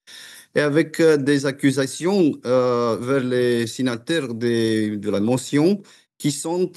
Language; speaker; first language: French; non-native, fluent; Romanian